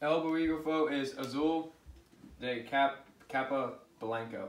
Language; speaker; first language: Spanish; non-native, learner; English